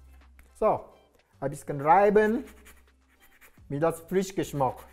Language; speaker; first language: German; non-native, learner; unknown